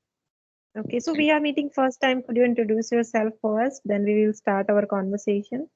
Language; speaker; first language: English; non-native, fluent; Hindi